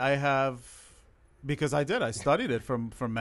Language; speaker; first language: English; early bilingual, other home language; Hebrew